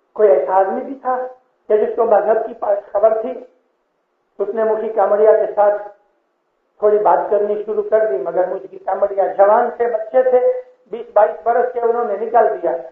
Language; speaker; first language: Urdu; non-native, local second language; Gujarati